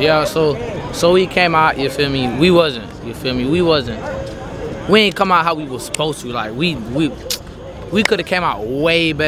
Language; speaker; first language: English; native; English